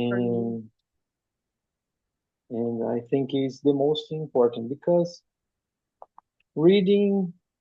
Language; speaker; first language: English; non-native, learner; Portuguese